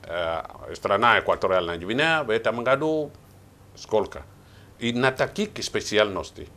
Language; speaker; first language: Russian; non-native, learner; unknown